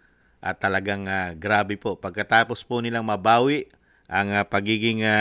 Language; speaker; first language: Filipino; native; Filipino